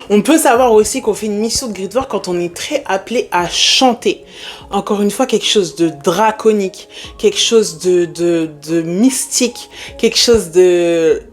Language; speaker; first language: French; early bilingual, other home language; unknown